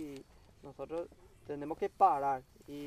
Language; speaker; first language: Spanish; non-native, local second language; Guarani